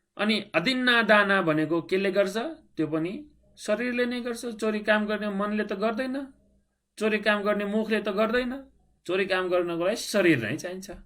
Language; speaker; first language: Nepali; non-native, local second language; Newari